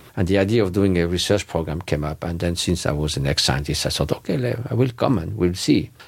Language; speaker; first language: English; non-native, fluent; French